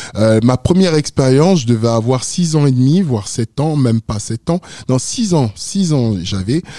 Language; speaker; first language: French; early bilingual, other home language; Wolof